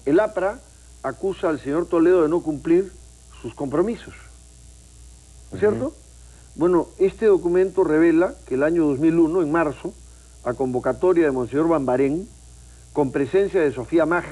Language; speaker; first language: Spanish; native; Spanish